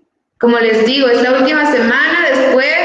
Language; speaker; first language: Spanish; native; Spanish